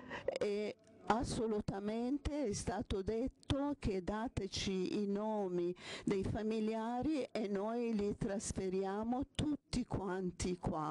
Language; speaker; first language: Italian; non-native, fluent; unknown